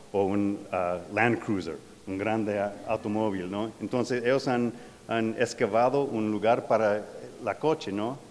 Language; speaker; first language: Spanish; non-native, learner; English